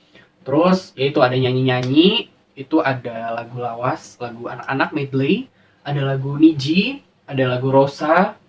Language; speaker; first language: Indonesian; native; Indonesian